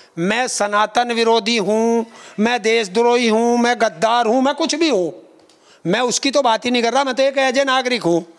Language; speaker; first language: Hindi; native; Hindi